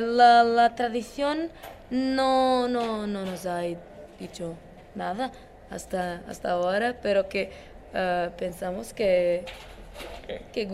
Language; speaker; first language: Spanish; non-native, learner; Portuguese